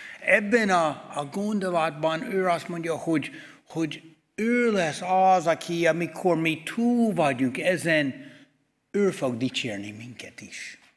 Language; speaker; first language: Hungarian; non-native, fluent; English